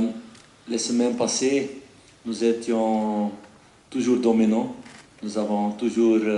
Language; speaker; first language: French; non-native, fluent; Dutch